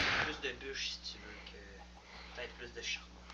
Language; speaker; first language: French; native; French